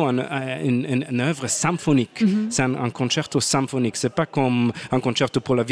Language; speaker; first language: French; non-native, fluent; German